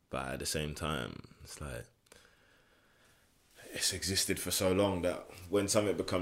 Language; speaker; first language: English; native; English